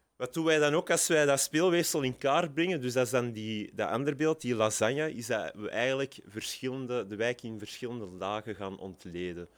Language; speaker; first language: Dutch; native; Dutch